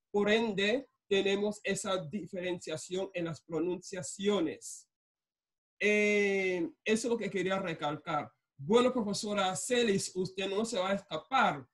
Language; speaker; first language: Spanish; non-native, local second language; English